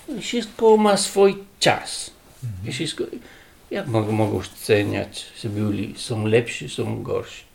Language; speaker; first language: Polish; non-native, learner; Italian